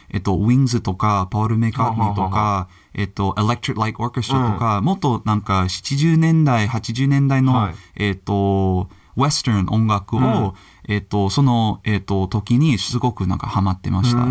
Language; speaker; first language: Japanese; non-native, learner; English